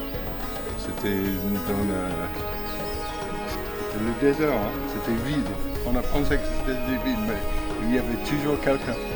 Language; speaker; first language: French; non-native, fluent; English